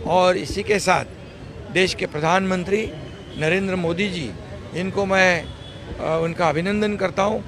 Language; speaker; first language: Hindi; non-native, local second language; Marathi